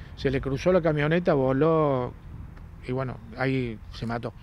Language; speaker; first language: Spanish; native; Spanish